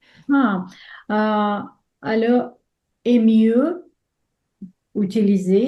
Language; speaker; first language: French; non-native, learner; Russian